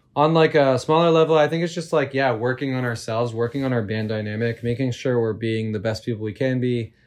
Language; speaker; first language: English; native; English